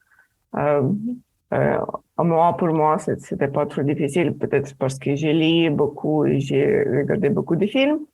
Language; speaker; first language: French; non-native, fluent; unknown